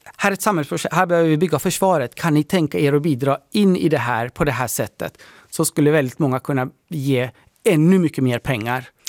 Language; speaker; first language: Swedish; early bilingual, other home language; Persian